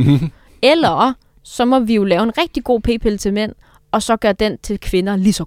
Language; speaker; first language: Danish; native; Danish